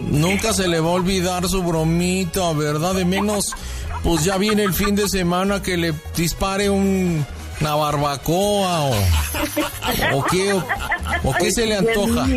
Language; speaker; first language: Spanish; native; Spanish